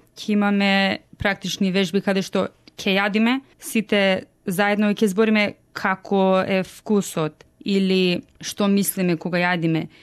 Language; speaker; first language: Macedonian; early bilingual, heritage; Macedonian